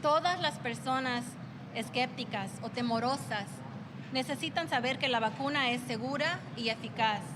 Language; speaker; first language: Spanish; early bilingual, other home language; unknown